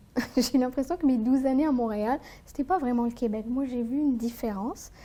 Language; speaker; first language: French; non-native, local second language; Arabic